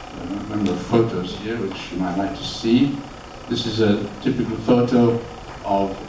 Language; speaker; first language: English; early bilingual, other home language; German